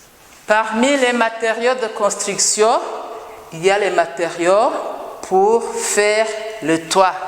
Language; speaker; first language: French; non-native, local second language; Kinyarwanda